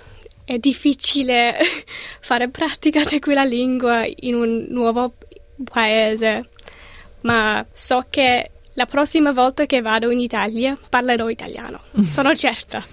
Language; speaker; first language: Italian; non-native, learner; English